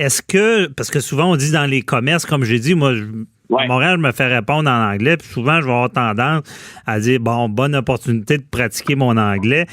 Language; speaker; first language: French; native; French